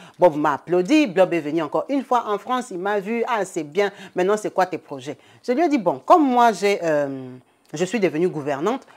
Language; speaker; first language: French; non-native, local second language; Lingala